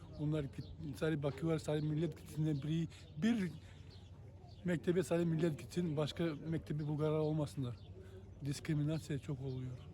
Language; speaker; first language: Turkish; native; Turkish